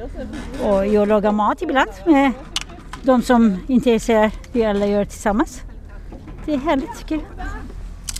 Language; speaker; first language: Swedish; non-native, learner; Turkish